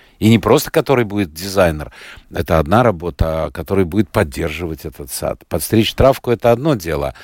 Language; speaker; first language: Russian; native; Russian